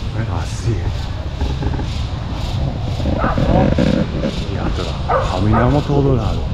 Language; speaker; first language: Spanish; non-native, learner; Japanese